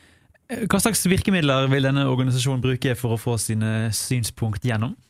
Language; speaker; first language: Norwegian; native; Norwegian